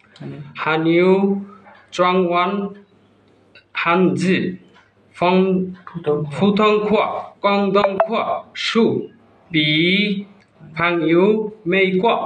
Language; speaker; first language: Chinese; non-native, learner; Bangla